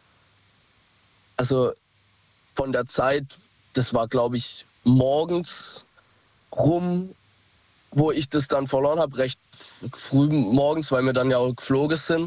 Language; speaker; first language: German; native; German